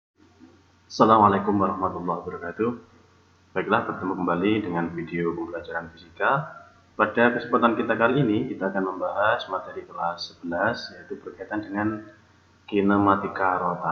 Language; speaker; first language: Indonesian; native; Indonesian